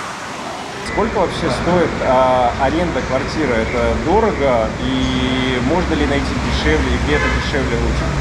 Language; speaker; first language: Russian; native; Russian